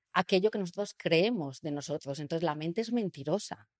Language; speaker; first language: Spanish; native; Spanish